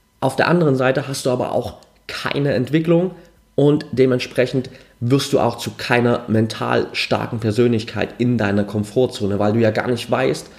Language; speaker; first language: German; native; German